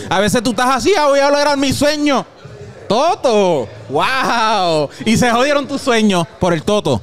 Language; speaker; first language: Spanish; early bilingual, heritage; Spanish